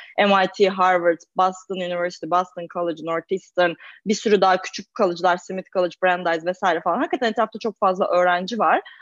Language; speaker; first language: Turkish; native; Turkish